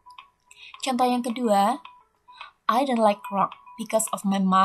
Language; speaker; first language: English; non-native, fluent; Indonesian